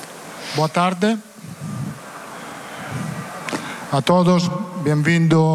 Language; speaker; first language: Portuguese; non-native, fluent; Italian